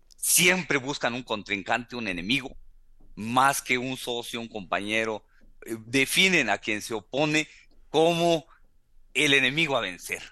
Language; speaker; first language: Spanish; native; Spanish